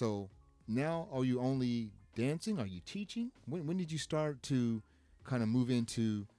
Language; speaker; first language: English; native; English